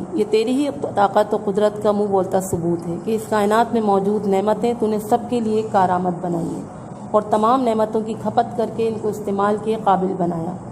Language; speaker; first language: Urdu; native; Urdu